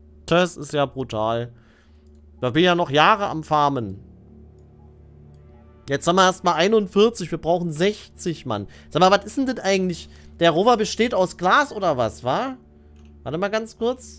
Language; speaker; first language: German; native; German